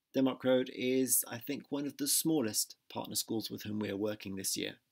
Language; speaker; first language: English; native; English